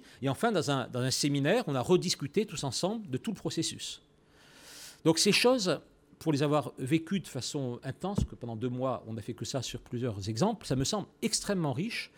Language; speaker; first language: French; native; French